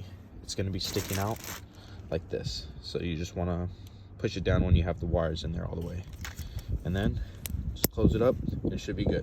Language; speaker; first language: English; native; English